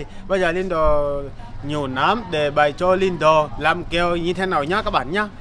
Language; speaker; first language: Vietnamese; non-native, learner; Portuguese